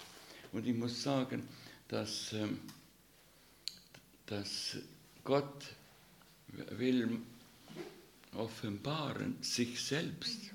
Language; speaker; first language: German; non-native, learner; Russian